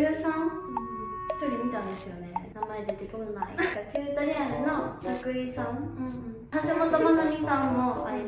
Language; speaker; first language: Japanese; native; Japanese